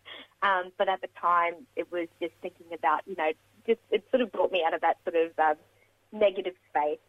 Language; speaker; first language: English; native; English